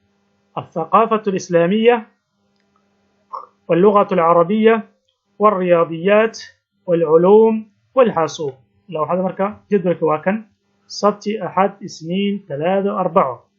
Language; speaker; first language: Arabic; non-native, fluent; Somali